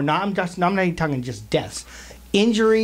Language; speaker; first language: English; native; English